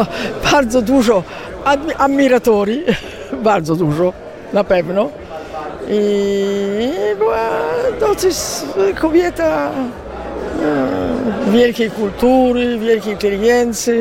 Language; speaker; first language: Polish; early bilingual, heritage; Italian